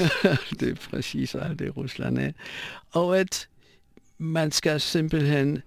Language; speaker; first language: Danish; non-native, fluent; Polish